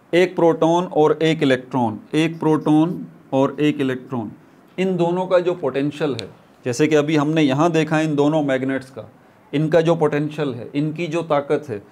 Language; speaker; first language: Urdu; native; Urdu